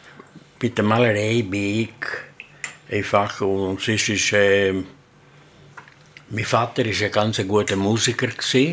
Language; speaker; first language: German; non-native, learner; Italian